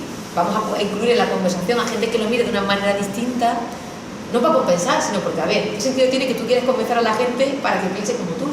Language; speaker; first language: Spanish; native; Spanish